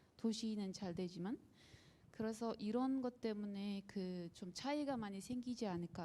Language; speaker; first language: Korean; non-native, fluent; Uzbek